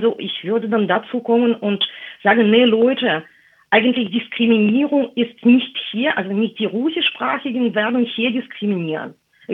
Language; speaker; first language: German; non-native, fluent; Russian